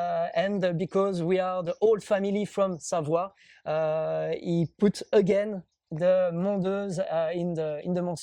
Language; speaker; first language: English; non-native, learner; French